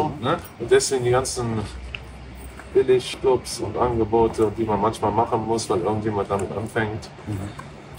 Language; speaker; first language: German; native; German